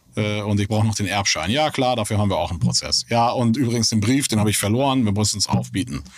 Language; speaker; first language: German; native; German